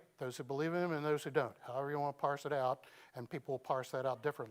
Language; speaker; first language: English; native; English